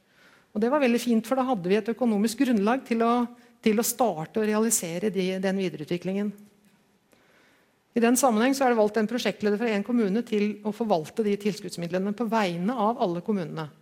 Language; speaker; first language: Norwegian; native; Norwegian